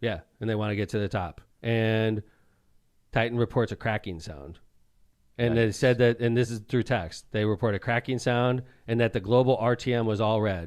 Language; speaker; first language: English; native; English